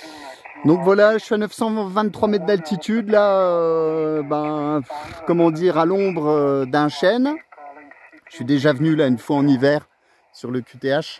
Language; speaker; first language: French; native; French